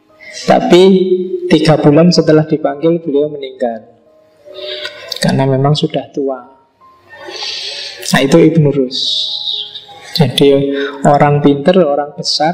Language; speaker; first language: Indonesian; native; Indonesian